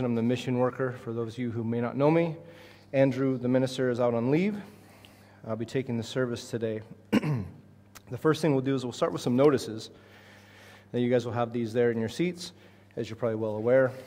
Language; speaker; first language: English; native; English